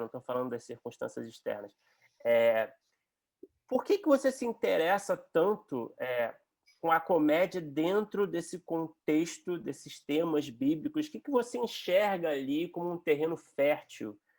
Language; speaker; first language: Portuguese; native; Portuguese